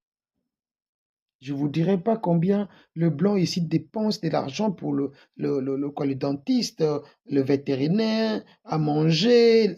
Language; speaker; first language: French; non-native, local second language; Lingala